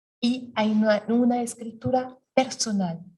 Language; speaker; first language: Spanish; non-native, learner; French